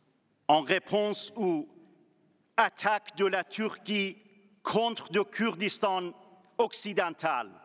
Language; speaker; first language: French; non-native, learner; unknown